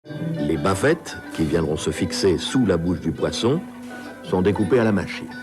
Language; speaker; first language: French; native; French